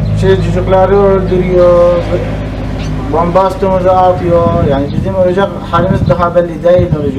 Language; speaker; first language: Turkish; non-native, learner; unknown